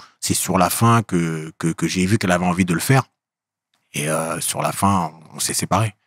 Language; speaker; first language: French; native; French